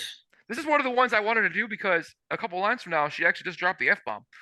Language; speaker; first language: English; native; English